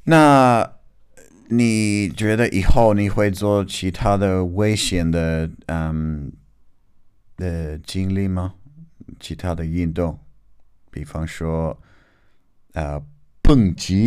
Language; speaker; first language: Chinese; non-native, learner; English